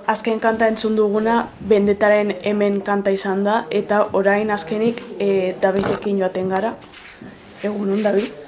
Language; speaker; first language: Basque; non-native, local second language; Spanish